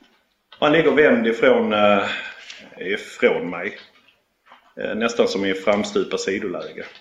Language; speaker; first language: Swedish; native; Swedish